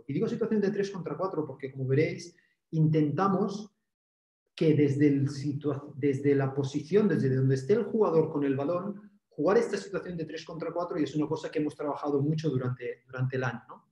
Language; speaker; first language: Spanish; native; Spanish